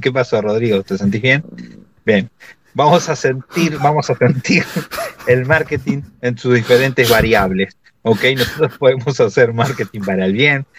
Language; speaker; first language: Spanish; native; Spanish